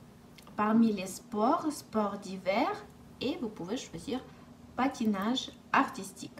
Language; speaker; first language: French; non-native, fluent; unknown